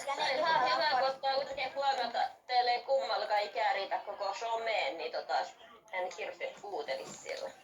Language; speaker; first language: Finnish; native; Finnish